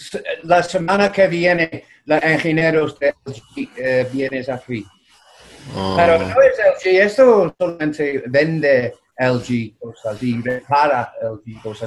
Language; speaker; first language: Spanish; non-native, learner; English